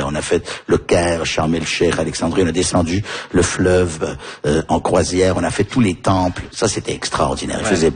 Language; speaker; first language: French; native; French